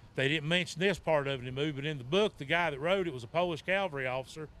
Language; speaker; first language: English; native; English